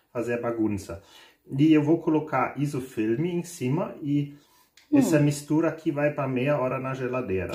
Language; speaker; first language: Portuguese; non-native, learner; German